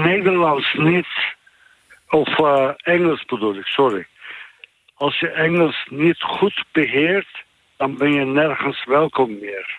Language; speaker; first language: Dutch; non-native, fluent; Turkish